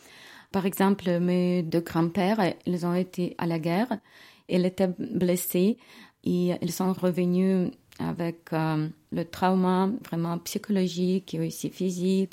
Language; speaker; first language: French; non-native, learner; Ukrainian